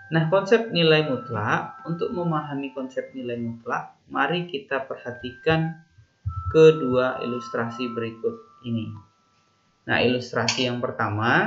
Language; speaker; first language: Indonesian; native; Indonesian